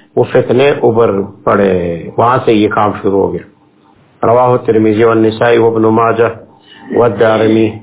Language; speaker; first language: Urdu; non-native, local second language; Pashto